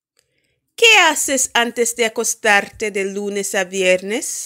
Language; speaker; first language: Spanish; non-native, fluent; English